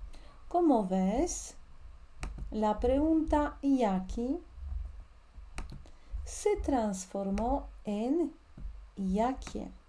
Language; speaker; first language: Spanish; non-native, fluent; Polish